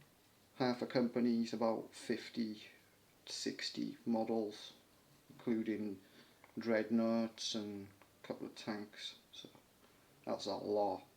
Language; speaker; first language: English; native; English